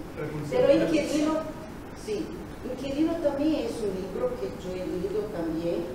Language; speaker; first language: Spanish; non-native, learner; Portuguese